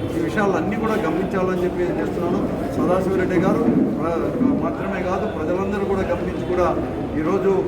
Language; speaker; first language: Telugu; native; Telugu